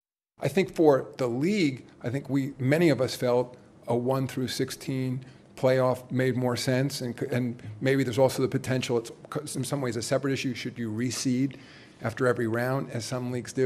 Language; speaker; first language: English; native; English